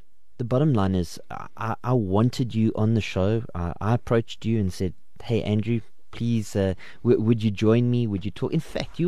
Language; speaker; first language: English; native; English